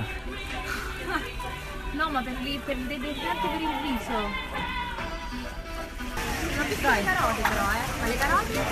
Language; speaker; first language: Italian; native; Italian